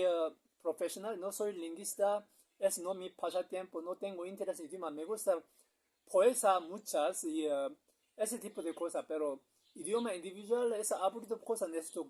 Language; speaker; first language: Spanish; non-native, learner; Korean